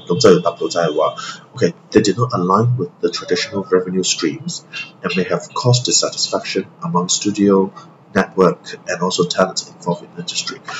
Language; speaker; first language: English; non-native, local second language; Cantonese